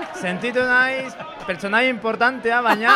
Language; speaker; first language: Basque; non-native, local second language; Spanish